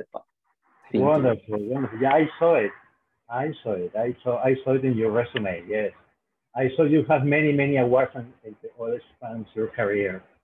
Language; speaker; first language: English; non-native, fluent; Spanish